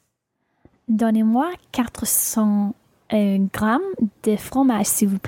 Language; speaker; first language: French; non-native, learner; English